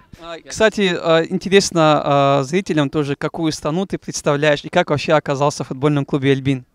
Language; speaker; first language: Russian; native; Russian